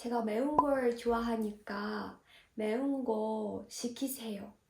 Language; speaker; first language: Korean; non-native, fluent; Ukrainian